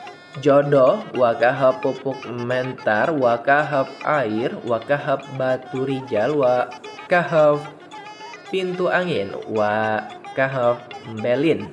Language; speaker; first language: Arabic; non-native, learner; Indonesian